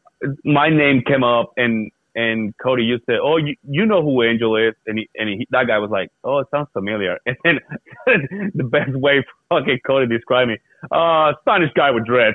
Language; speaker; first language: English; non-native, fluent; Spanish